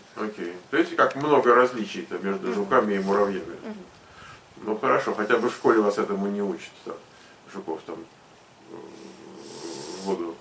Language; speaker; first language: Russian; native; Russian